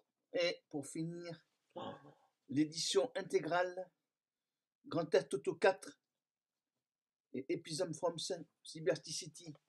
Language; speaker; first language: French; native; French